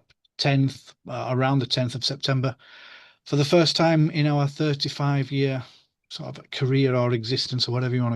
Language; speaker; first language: English; native; English